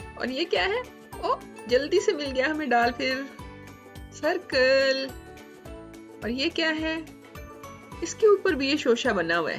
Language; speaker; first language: Urdu; native; Urdu